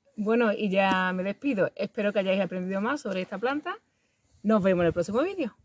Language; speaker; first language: Spanish; native; Spanish